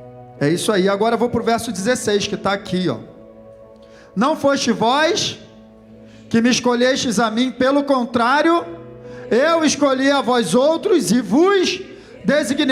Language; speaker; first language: Portuguese; native; Portuguese